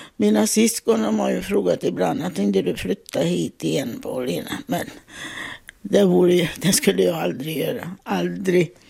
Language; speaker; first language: Swedish; non-native, fluent; Italian